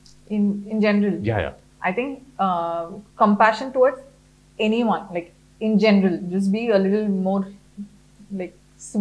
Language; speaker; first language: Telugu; non-native, fluent; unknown